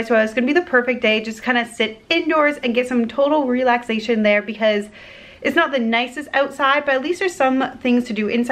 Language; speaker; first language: English; native; English